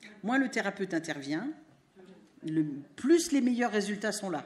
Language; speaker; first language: French; native; French